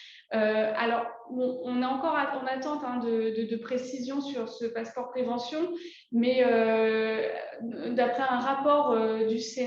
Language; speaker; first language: French; native; French